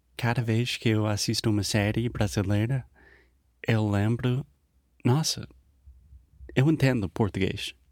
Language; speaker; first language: Portuguese; non-native, fluent; English